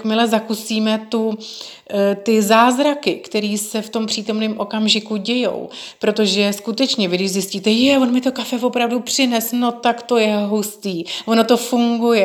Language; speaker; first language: Czech; native; Czech